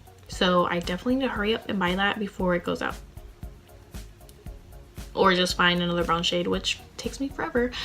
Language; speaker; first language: English; native; English